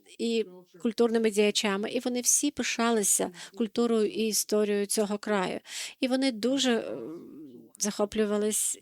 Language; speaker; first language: Ukrainian; non-native, fluent; Dutch